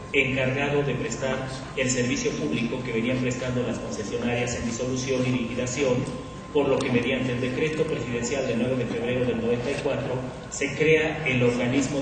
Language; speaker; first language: Spanish; native; Spanish